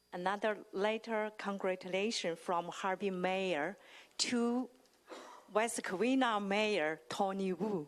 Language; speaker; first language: English; non-native, learner; Chinese